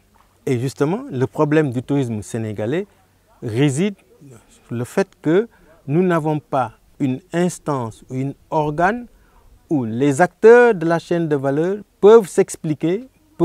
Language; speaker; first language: French; non-native, local second language; Wolof